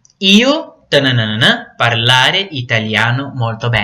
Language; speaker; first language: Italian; non-native, fluent; Portuguese